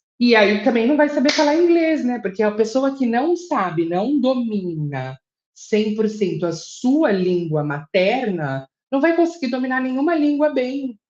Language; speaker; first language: Portuguese; native; Portuguese